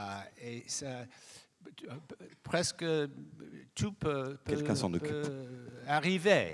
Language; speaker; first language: French; non-native, fluent; English